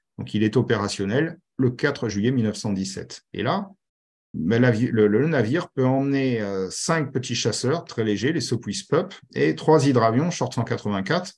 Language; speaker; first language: French; native; French